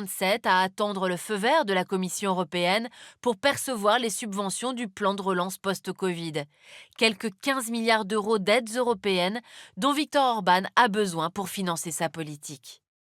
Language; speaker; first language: French; native; French